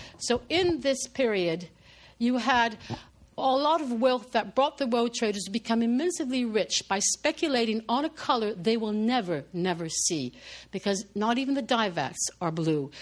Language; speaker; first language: English; non-native, fluent; French